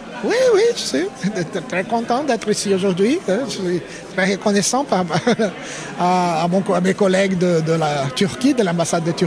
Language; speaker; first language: French; non-native, fluent; Portuguese